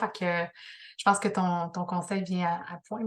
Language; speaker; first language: French; native; French